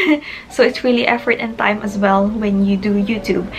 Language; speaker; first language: English; non-native, local second language; Filipino